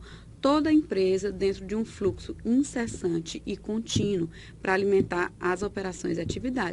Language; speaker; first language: Portuguese; native; Portuguese